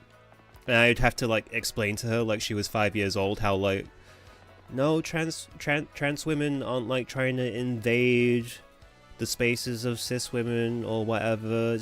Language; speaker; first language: English; native; English